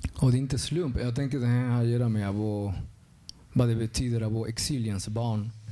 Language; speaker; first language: Swedish; early bilingual, other home language; Spanish